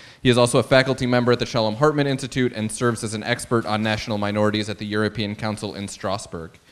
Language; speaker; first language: English; native; English